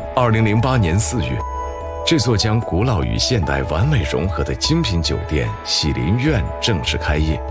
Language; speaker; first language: Chinese; native; Chinese